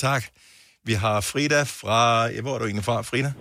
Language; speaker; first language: Danish; native; Danish